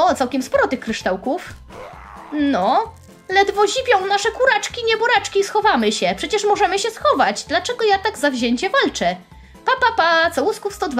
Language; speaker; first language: Polish; native; Polish